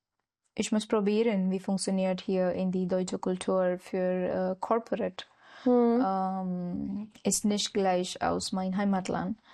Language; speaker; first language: German; non-native, learner; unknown